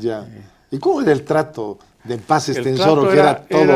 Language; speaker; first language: Spanish; native; Spanish